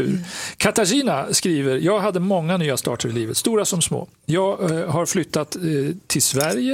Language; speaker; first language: Swedish; native; Swedish